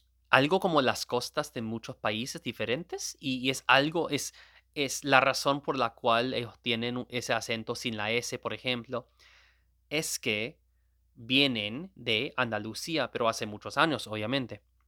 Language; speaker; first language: Spanish; non-native, fluent; Gujarati